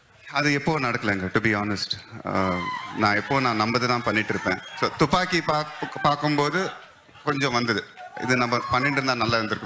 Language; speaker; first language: Tamil; non-native, local second language; Telugu